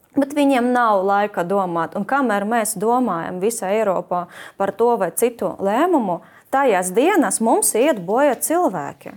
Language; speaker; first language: Latvian; non-native, fluent; Ukrainian